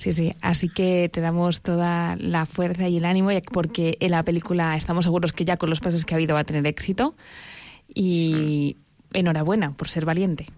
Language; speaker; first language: Spanish; native; Spanish